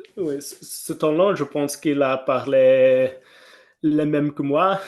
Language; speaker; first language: French; non-native, fluent; Norwegian